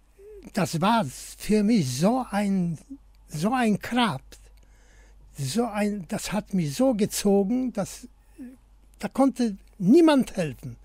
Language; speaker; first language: German; non-native, fluent; Polish